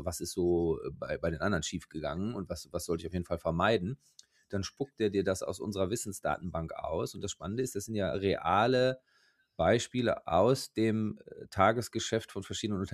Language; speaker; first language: German; native; German